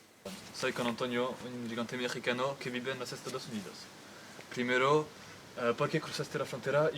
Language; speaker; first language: Spanish; non-native, learner; French